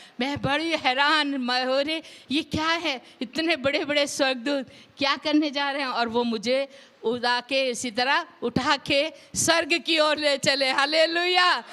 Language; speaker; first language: Hindi; non-native, local second language; Punjabi